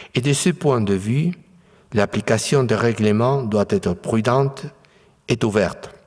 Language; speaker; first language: French; non-native, fluent; Spanish